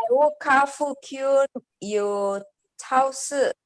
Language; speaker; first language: Chinese; non-native, learner; Indonesian